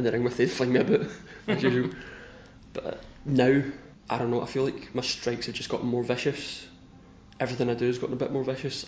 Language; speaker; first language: English; native; English